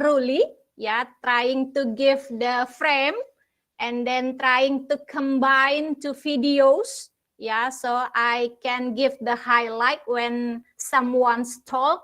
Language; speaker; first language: English; non-native, learner; Indonesian